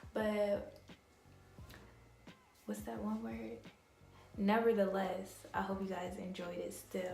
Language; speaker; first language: English; native; English